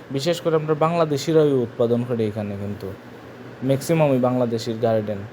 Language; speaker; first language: Bangla; non-native, local second language; Sylheti